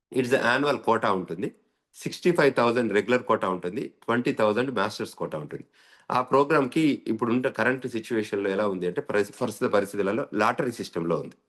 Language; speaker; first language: Telugu; native; Telugu